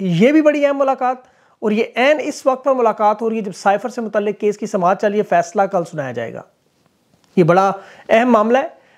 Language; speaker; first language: Urdu; native; Urdu